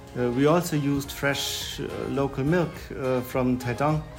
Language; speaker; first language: English; non-native, fluent; German